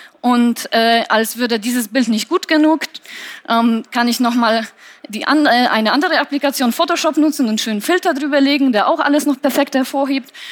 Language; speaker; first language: German; non-native, fluent; Polish